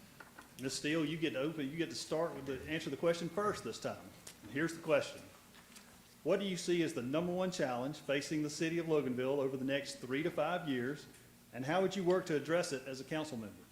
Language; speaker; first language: English; native; English